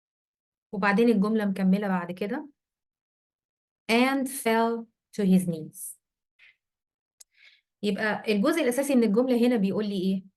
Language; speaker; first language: Arabic; native; Arabic